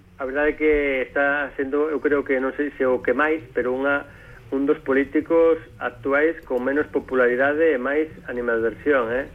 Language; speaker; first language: Galician; native; Galician